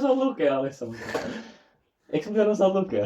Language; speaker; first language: Finnish; native; Finnish